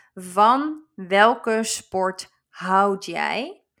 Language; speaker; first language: English; non-native, fluent; Dutch